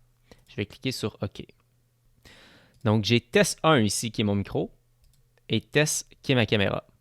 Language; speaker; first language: French; native; French